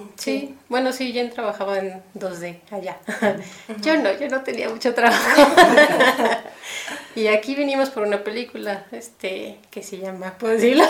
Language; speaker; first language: Spanish; native; Spanish